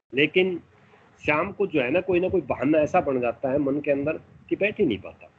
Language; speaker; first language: Hindi; native; Hindi